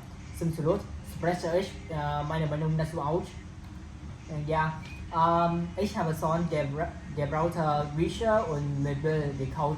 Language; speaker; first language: German; non-native, learner; Vietnamese